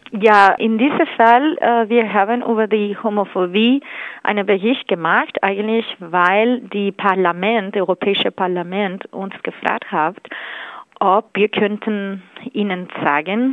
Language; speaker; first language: German; non-native, fluent; Spanish